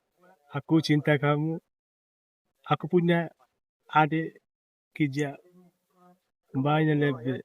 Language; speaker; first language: Indonesian; non-native, learner; Bangla